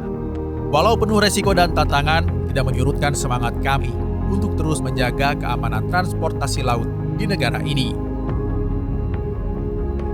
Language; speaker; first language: Indonesian; native; Indonesian